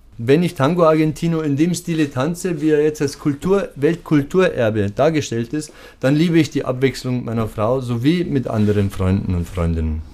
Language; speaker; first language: German; early bilingual, other home language; Turkish